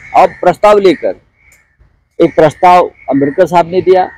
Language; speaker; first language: Hindi; non-native, local second language; Marathi